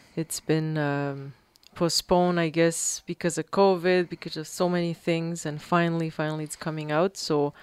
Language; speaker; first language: English; early bilingual, other home language; Spanish